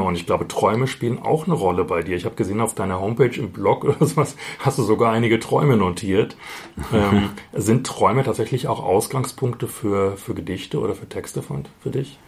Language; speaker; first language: German; native; German